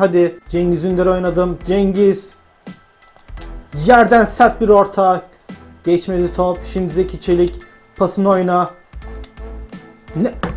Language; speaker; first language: Turkish; native; Turkish